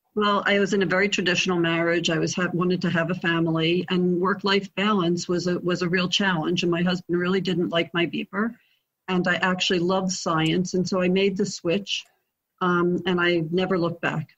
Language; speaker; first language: English; native; English